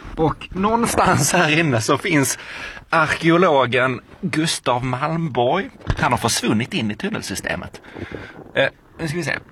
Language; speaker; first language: Swedish; native; Swedish